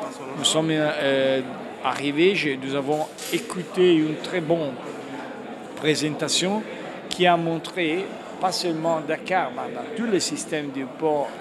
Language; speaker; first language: French; non-native, fluent; Italian